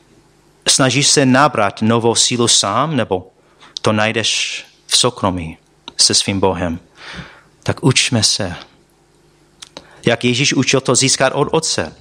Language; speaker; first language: Czech; non-native, fluent; English